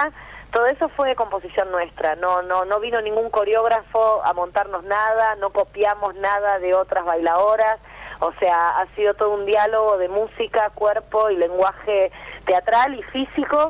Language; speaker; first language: Spanish; native; Spanish